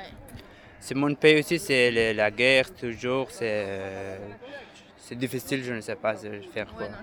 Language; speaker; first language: French; non-native, learner; Persian